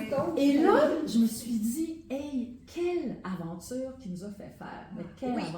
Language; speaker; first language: French; native; French